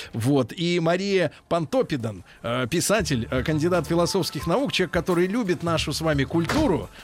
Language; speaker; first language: Russian; native; Russian